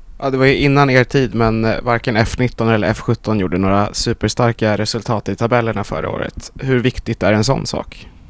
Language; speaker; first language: Swedish; native; Swedish